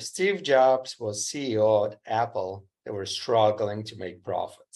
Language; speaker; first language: English; non-native, fluent; Ukrainian